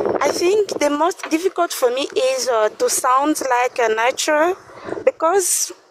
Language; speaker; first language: English; non-native, learner; French